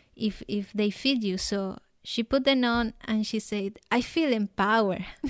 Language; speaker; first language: English; non-native, fluent; Spanish